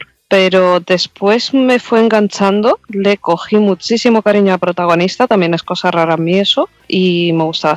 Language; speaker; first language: Spanish; native; Spanish